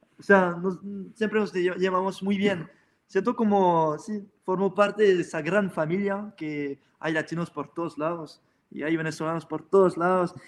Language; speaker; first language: Spanish; non-native, fluent; French